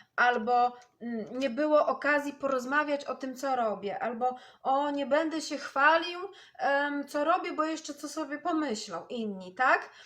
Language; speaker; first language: Polish; native; Polish